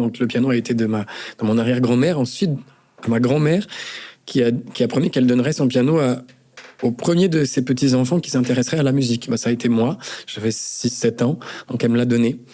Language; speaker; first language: French; non-native, fluent; Portuguese